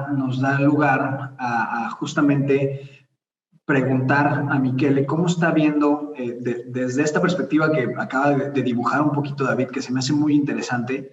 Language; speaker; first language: Spanish; native; Spanish